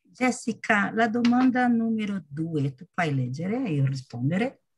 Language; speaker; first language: Italian; non-native, learner; Portuguese